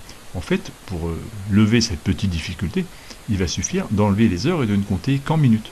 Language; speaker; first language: French; native; French